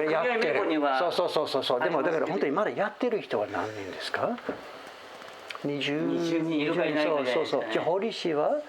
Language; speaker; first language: Japanese; non-native, fluent; English